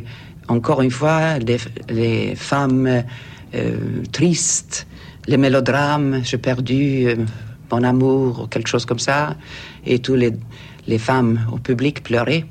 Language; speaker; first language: French; non-native, fluent; Swedish